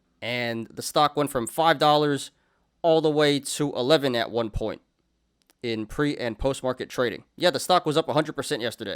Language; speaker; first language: English; native; English